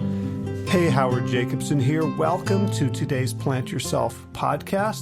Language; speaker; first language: English; native; English